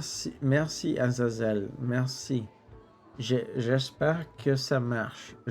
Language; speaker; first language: French; non-native, local second language; English